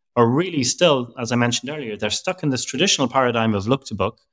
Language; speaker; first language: English; native; English